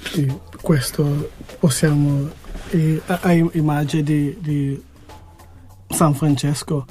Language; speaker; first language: Italian; non-native, learner; Kabuverdianu